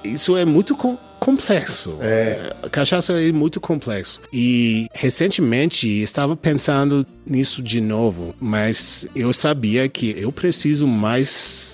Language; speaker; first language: Portuguese; non-native, learner; English